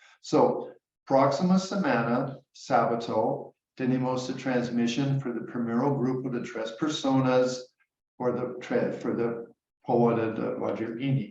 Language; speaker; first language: Spanish; non-native, learner; English